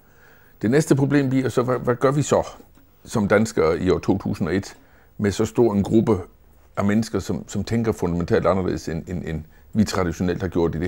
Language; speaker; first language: Danish; native; Danish